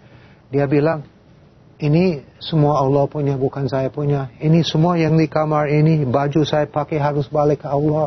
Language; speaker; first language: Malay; non-native, fluent; English